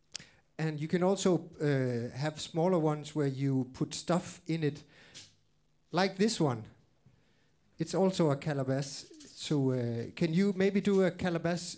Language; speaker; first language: English; non-native, fluent; Danish